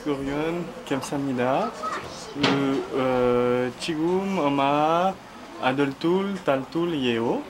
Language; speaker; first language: Korean; non-native, learner; French